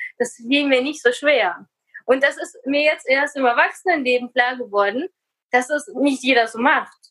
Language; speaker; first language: German; early bilingual, other home language; Russian